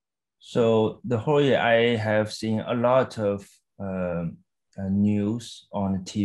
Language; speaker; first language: English; non-native, fluent; Chinese